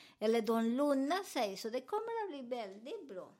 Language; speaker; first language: Swedish; non-native, learner; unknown